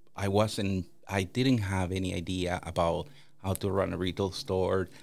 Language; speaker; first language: English; non-native, fluent; Spanish